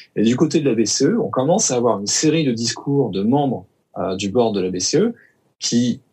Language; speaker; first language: French; native; French